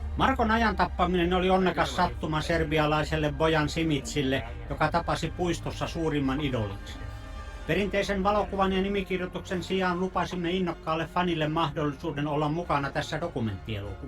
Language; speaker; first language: Finnish; native; Finnish